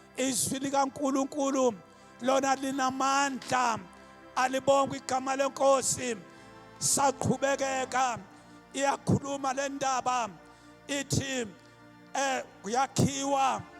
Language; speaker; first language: Zulu; non-native, local second language; Xhosa